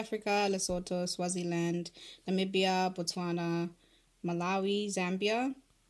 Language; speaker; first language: English; non-native, local second language; Shona